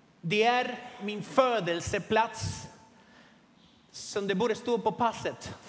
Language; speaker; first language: Swedish; non-native, fluent; Spanish